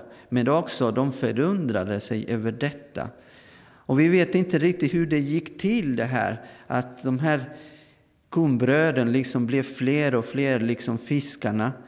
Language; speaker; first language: Swedish; non-native, fluent; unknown